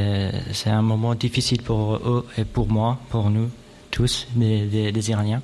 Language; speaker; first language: French; non-native, fluent; Persian